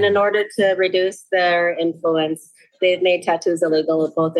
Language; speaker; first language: English; native; English